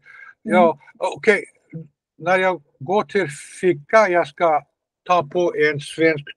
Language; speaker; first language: Swedish; non-native, learner; Russian